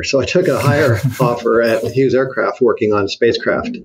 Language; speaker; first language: English; native; English